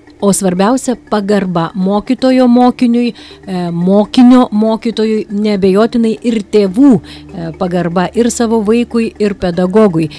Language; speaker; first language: Lithuanian; native; Lithuanian